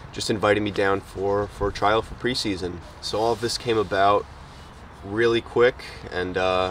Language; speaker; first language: English; native; English